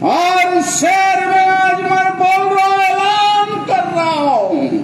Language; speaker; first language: Hindi; non-native, local second language; Marathi